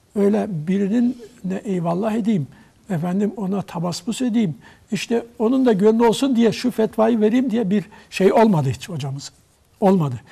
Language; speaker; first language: Turkish; native; Turkish